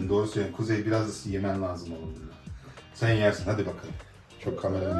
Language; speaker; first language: Turkish; early bilingual, heritage; Turkish